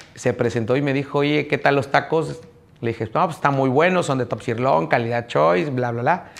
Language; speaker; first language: Spanish; native; Spanish